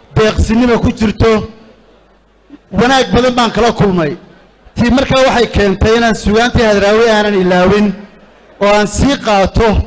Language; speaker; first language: Somali; native; Somali